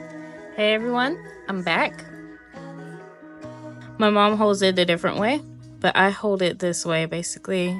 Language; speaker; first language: English; native; English